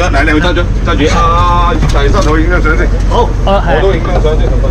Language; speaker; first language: Chinese; native; Chinese